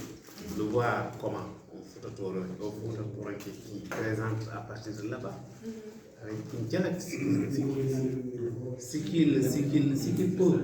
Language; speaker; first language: French; non-native, local second language; Fula